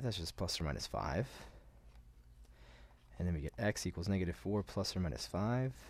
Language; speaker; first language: English; native; English